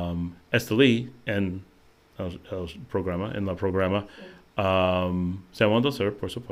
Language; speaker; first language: Spanish; non-native, learner; English